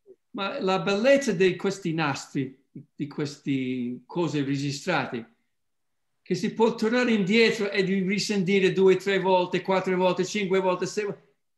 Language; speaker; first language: Italian; early bilingual, heritage; Italian